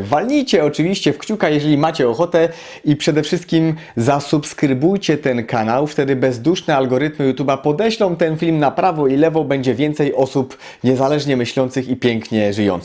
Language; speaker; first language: Polish; native; Polish